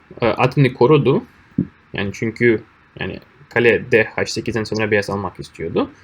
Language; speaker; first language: Turkish; non-native, fluent; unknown